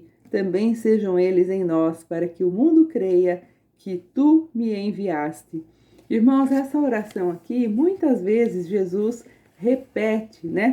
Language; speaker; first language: Portuguese; native; Portuguese